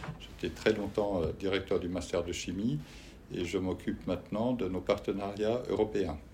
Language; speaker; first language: French; non-native, fluent; German